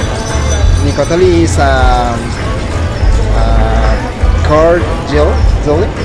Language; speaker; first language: English; non-native, learner; Spanish